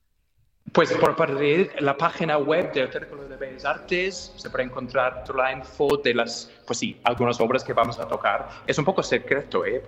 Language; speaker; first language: Spanish; non-native, fluent; English